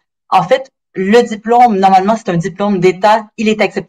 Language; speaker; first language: French; native; French